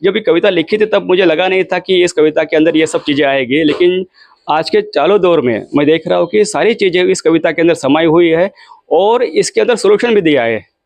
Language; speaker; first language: Hindi; non-native, local second language; Marathi